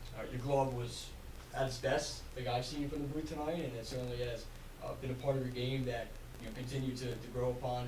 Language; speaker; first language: English; native; English